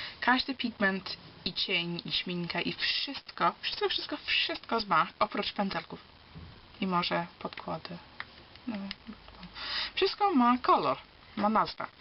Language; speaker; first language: Polish; early bilingual, heritage; Polish